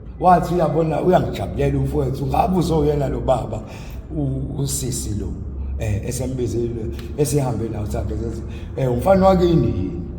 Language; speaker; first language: Zulu; native; Zulu